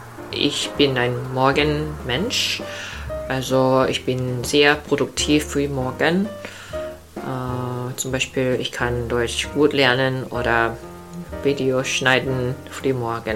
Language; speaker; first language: German; non-native, learner; Korean